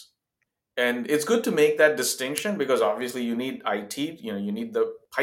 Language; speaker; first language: English; non-native, local second language; Gujarati